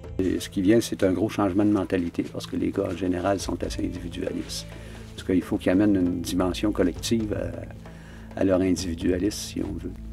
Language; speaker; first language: French; native; French